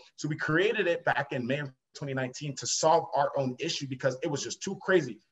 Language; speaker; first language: English; native; English